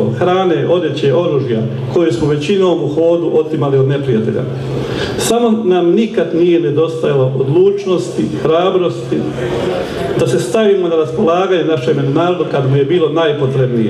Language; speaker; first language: Croatian; native; Croatian